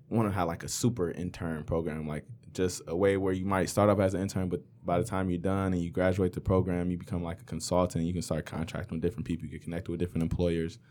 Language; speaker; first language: English; native; English